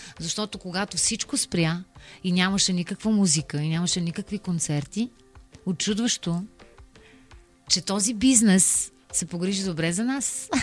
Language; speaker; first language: Bulgarian; native; Bulgarian